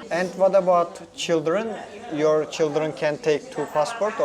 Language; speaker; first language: English; non-native, learner; Turkish